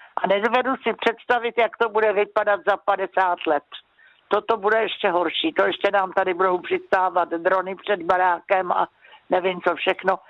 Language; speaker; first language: Czech; native; Czech